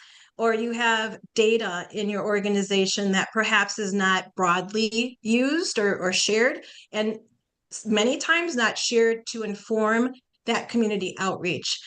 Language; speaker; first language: English; early bilingual, other home language; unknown